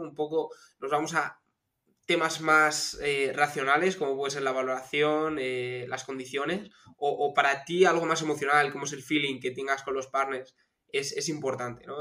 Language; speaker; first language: Spanish; native; Spanish